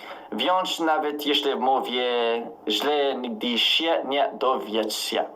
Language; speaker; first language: Polish; non-native, learner; English